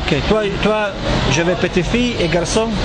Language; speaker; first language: French; non-native, learner; Italian